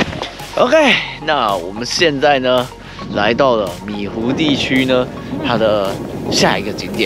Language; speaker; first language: Chinese; native; Chinese